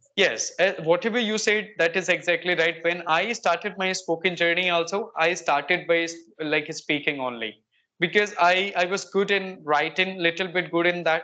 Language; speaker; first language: English; non-native, local second language; Hindi